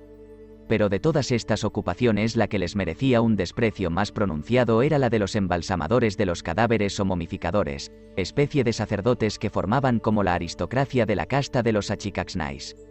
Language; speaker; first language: Spanish; native; Spanish